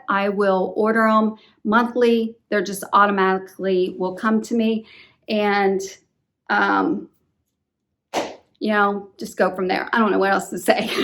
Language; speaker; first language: English; native; English